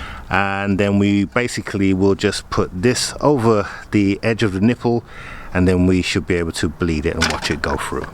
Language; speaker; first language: English; native; English